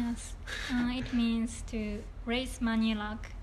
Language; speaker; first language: English; non-native, learner; Japanese